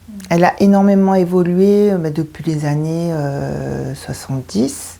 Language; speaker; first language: French; early bilingual, other home language; Korean